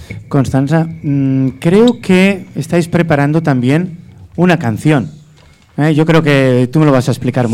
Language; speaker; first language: Spanish; native; Spanish